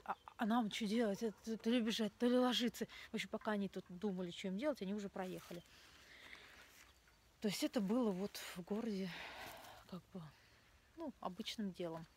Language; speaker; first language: Russian; native; Russian